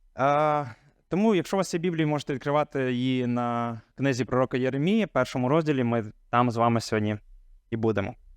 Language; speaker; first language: Ukrainian; non-native, local second language; Hungarian